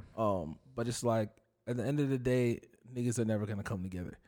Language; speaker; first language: English; native; English